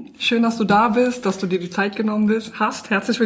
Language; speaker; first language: German; native; German